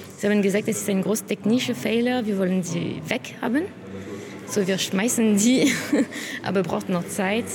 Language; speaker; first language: German; non-native, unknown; French